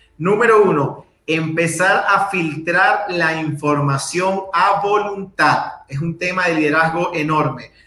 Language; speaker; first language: Spanish; native; Spanish